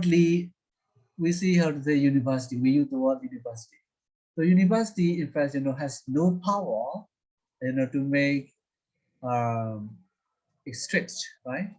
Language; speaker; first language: English; non-native, fluent; Burmese